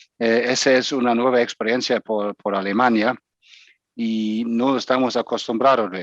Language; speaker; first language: Spanish; non-native, fluent; German